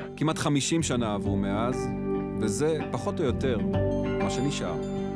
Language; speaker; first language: Hebrew; native; Hebrew